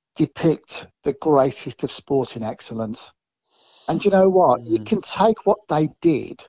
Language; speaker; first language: English; native; English